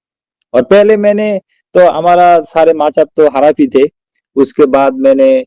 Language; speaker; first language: Hindi; non-native, learner; Bangla